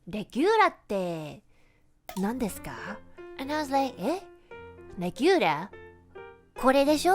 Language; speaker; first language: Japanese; non-native, learner; English